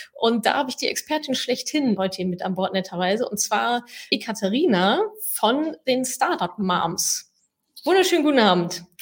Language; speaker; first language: German; native; German